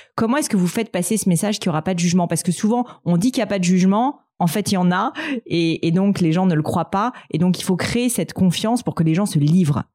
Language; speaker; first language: French; native; French